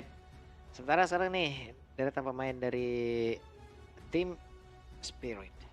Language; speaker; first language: Indonesian; native; Indonesian